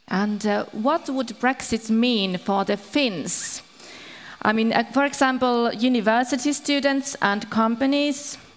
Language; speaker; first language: English; non-native, fluent; Finnish